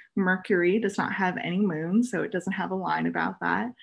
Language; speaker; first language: English; native; English